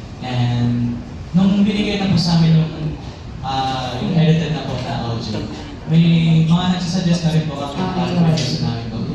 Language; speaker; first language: Filipino; native; Filipino